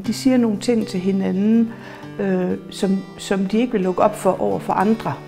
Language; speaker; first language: Danish; native; Danish